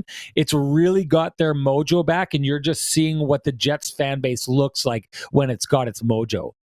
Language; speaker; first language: English; native; English